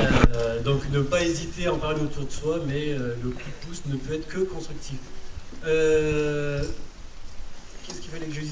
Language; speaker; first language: French; native; French